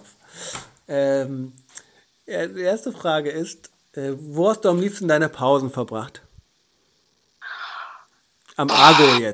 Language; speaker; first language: German; native; German